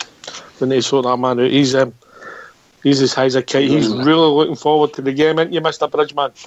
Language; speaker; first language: English; native; English